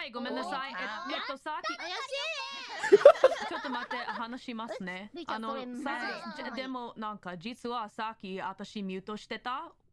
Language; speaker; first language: Japanese; non-native, learner; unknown